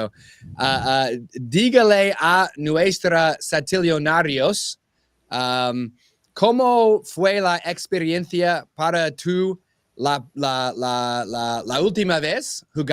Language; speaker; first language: Spanish; non-native, learner; English